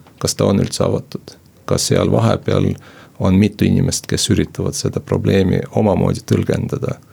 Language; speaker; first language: Estonian; non-native, local second language; Russian